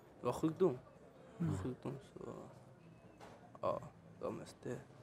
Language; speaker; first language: Swedish; early bilingual, other home language; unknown